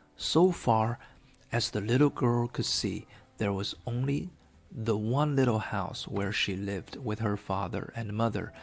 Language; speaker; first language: English; non-native, fluent; Chinese